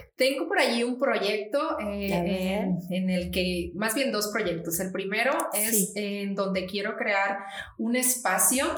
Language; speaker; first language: Spanish; native; Spanish